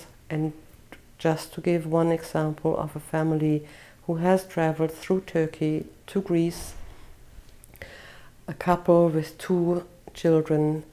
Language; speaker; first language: English; non-native, fluent; German